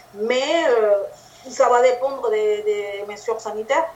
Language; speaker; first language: French; non-native, fluent; Spanish